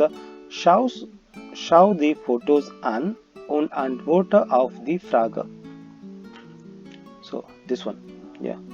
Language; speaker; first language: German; non-native, learner; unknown